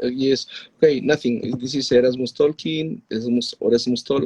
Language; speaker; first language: English; non-native, learner; Spanish